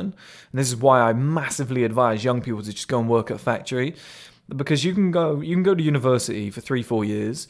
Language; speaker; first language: English; native; English